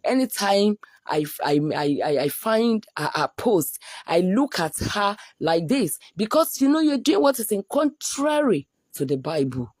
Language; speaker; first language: English; non-native, local second language; Yoruba